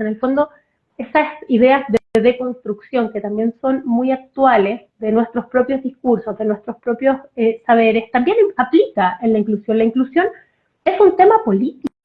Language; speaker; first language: Spanish; native; Spanish